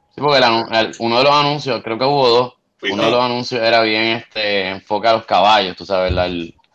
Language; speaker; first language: Spanish; native; Spanish